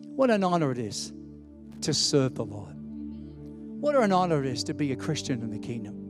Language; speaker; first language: English; native; English